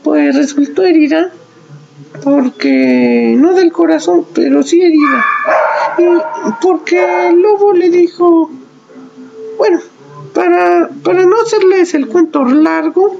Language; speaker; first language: Spanish; native; Spanish